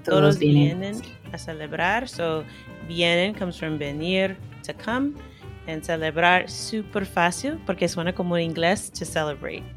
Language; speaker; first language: Spanish; non-native, fluent; English